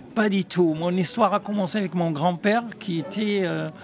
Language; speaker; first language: French; non-native, local second language; Arabic